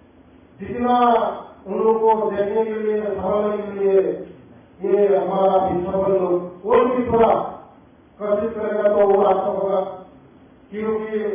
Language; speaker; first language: Hindi; non-native, local second language; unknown